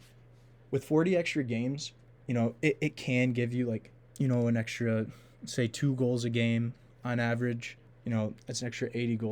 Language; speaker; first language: English; native; English